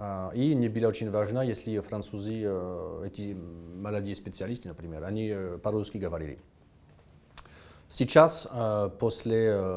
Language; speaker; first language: Russian; non-native, fluent; French